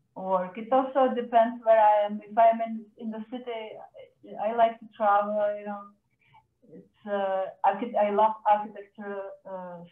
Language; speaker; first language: English; non-native, fluent; Czech